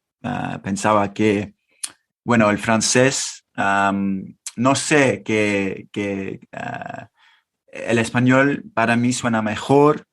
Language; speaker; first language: Spanish; non-native, fluent; English